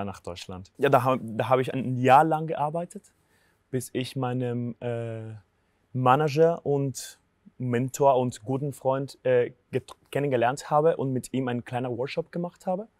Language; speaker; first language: German; non-native, fluent; Spanish